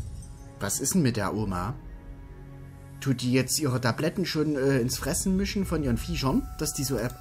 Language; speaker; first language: German; native; German